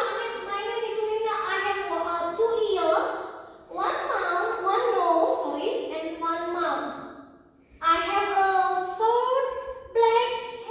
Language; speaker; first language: English; non-native, fluent; Indonesian